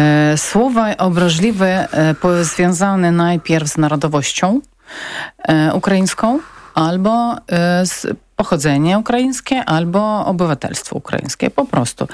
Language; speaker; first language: Polish; non-native, local second language; Ukrainian